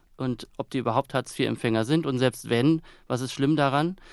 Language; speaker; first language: German; native; German